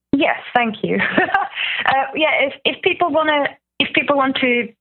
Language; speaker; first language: English; non-native, fluent; German